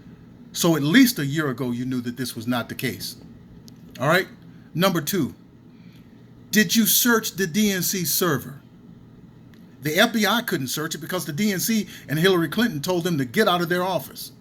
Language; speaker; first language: English; native; English